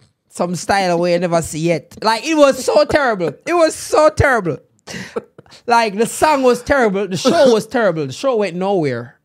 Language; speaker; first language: English; native; English